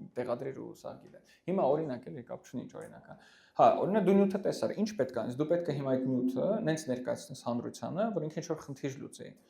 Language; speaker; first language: Armenian; early bilingual, heritage; Armenian